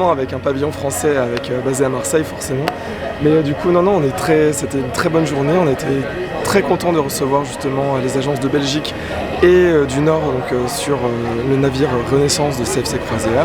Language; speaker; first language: French; native; French